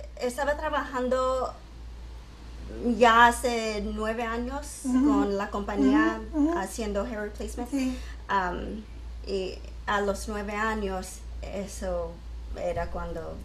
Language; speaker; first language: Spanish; early bilingual, heritage; English